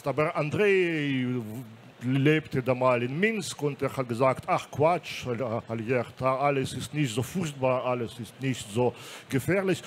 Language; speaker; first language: German; non-native, fluent; Belarusian